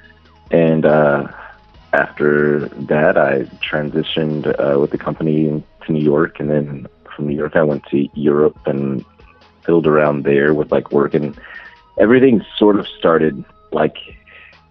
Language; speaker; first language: English; native; English